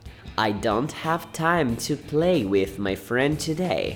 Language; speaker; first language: English; non-native, fluent; Portuguese